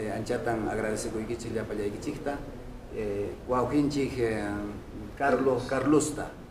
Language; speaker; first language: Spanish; non-native, local second language; Quechua